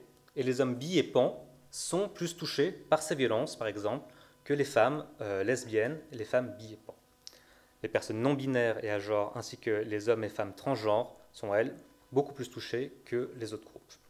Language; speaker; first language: French; native; French